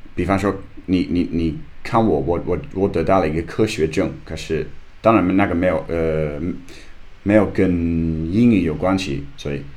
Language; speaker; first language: Chinese; non-native, learner; English